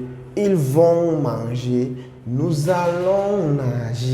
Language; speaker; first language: French; non-native, fluent; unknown